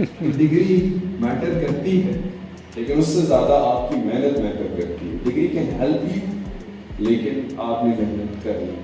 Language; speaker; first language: Urdu; non-native, local second language; Pahari-Potwari